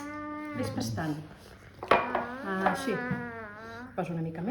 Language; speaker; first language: Catalan; native; Catalan